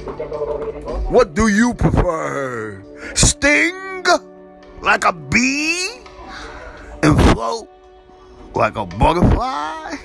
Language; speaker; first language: English; early bilingual, other home language; Spanish